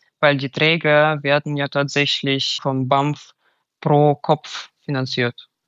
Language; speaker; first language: German; non-native, fluent; Russian